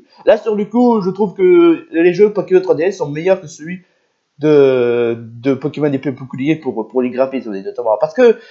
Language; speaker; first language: French; native; French